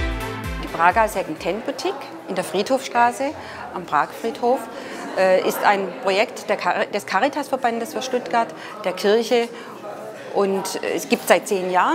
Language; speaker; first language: German; native; German